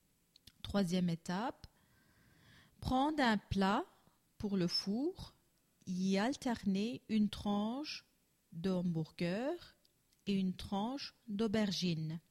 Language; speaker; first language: French; non-native, learner; Turkish